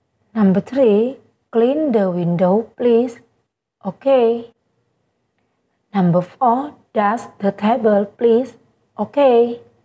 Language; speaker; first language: English; non-native, fluent; Indonesian